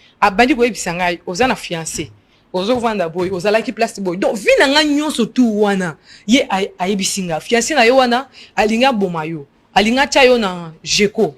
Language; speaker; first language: Lingala; non-native, local second language; Luba-Lulua